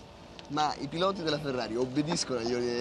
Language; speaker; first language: Italian; native; Italian